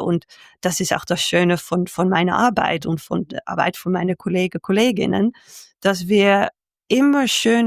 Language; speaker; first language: German; non-native, fluent; Dutch